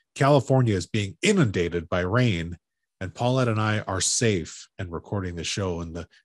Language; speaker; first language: English; native; English